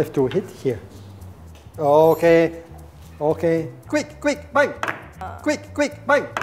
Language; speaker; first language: English; non-native, learner; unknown